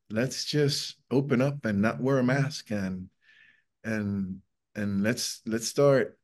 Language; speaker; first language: English; non-native, fluent; Spanish